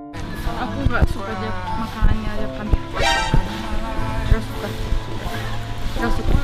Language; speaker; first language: Indonesian; non-native, learner; Turkish